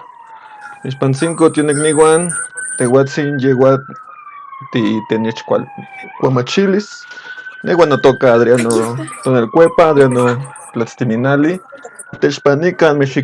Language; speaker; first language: Spanish; native; Spanish